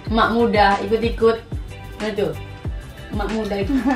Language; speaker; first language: Indonesian; native; Indonesian